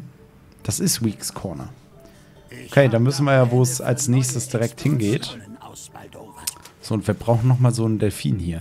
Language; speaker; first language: German; native; German